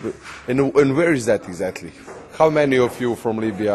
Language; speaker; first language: English; non-native, fluent; Serbian